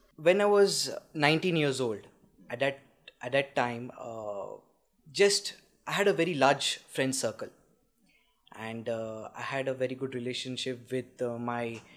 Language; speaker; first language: English; non-native, local second language; Marathi